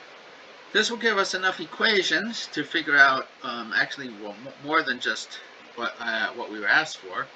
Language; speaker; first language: English; native; English